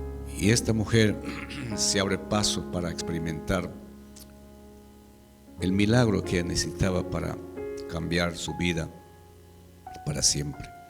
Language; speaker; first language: Spanish; native; Spanish